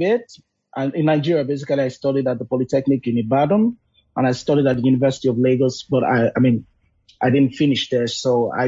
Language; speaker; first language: English; non-native, local second language; Yoruba